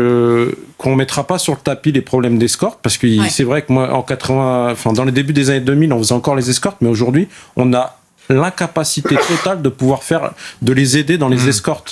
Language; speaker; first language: French; native; French